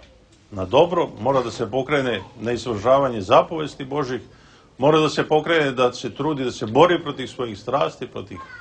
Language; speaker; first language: Serbian; native; Serbian